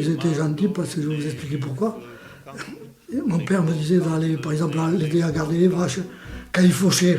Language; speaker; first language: French; native; French